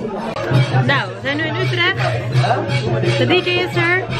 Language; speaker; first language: Dutch; native; Dutch